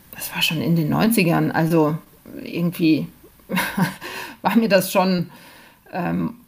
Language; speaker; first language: German; native; German